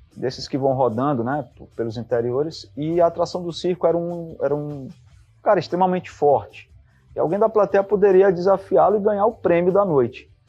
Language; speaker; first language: Portuguese; native; Portuguese